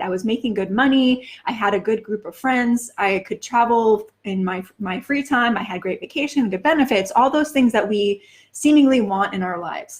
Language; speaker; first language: English; native; English